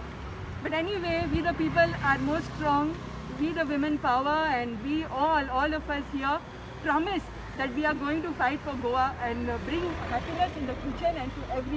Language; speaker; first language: English; non-native, local second language; Konkani